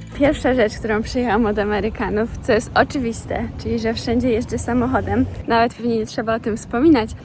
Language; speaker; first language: Polish; native; Polish